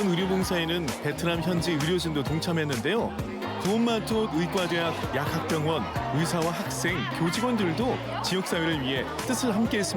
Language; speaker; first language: Korean; native; Korean